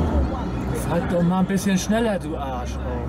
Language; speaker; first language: German; native; German